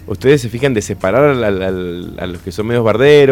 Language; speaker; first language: Spanish; native; Spanish